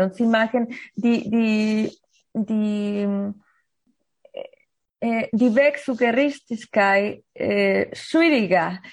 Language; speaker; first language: German; non-native, learner; Spanish